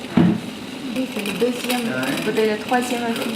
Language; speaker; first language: French; non-native, fluent; Vietnamese